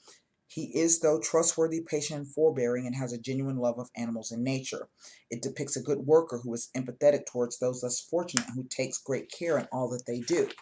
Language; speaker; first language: English; native; English